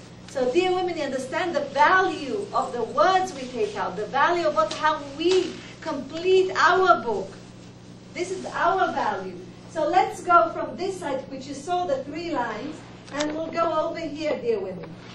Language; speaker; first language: English; non-native, fluent; Hebrew